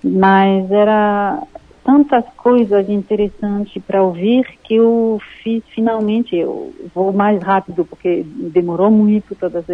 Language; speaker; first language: Portuguese; non-native, fluent; French